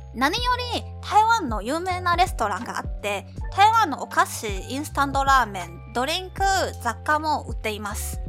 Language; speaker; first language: Japanese; non-native, fluent; Chinese